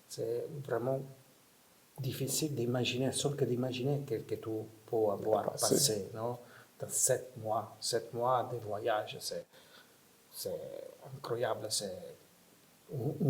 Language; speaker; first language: French; non-native, fluent; Italian